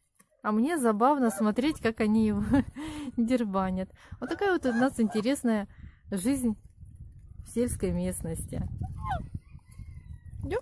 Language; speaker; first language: Russian; native; Russian